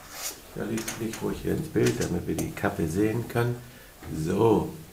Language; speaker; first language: German; native; German